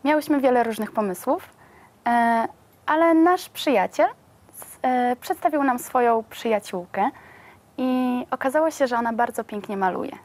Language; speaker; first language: Polish; native; Polish